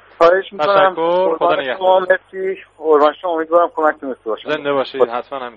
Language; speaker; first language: Persian; native; Persian